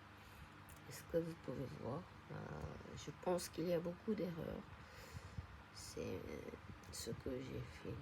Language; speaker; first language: French; non-native, fluent; Japanese